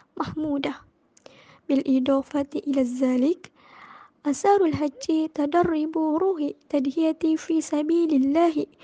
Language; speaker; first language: Arabic; non-native, learner; Malay